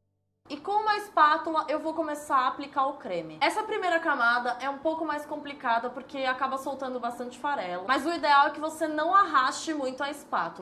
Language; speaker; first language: Portuguese; native; Portuguese